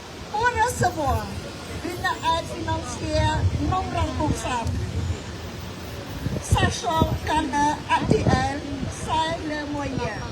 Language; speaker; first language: French; non-native, fluent; Khmer